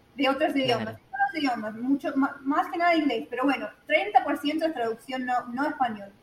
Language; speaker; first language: Spanish; non-native, fluent; English